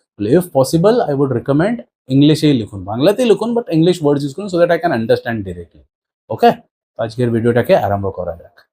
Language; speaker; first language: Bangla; early bilingual, heritage; Bangla